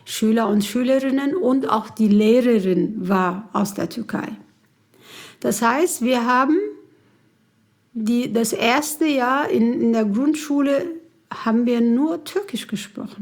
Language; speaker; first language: German; early bilingual, other home language; Kurdish